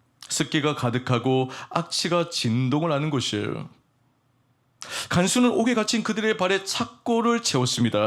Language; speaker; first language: Korean; native; Korean